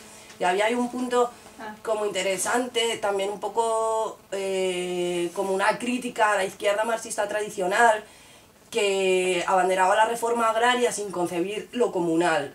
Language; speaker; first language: Spanish; native; Spanish